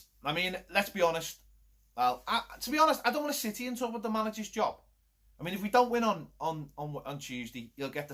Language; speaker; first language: English; native; English